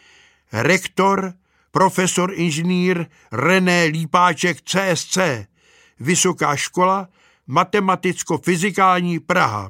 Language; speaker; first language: Czech; native; Czech